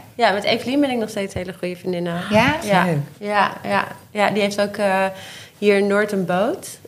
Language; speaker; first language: Dutch; native; Dutch